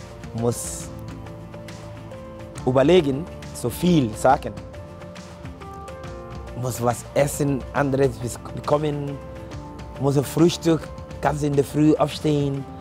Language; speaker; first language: German; non-native, fluent; Akan